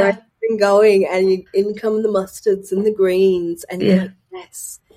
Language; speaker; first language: English; native; English